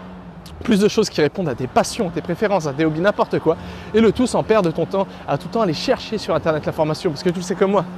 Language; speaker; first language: French; native; French